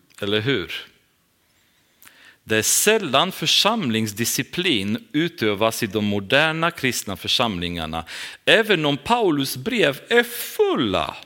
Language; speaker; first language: Swedish; non-native, fluent; Romanian